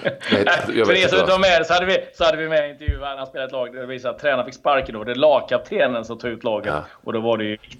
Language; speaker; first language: Swedish; native; Swedish